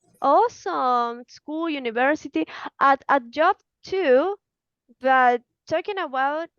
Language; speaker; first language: English; non-native, fluent; Spanish